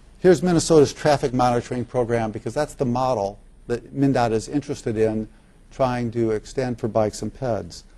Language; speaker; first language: English; native; English